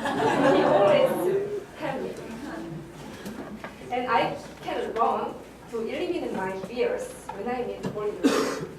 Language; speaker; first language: English; non-native, learner; Korean